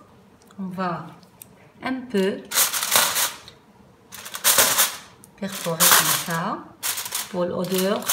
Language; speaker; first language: French; non-native, fluent; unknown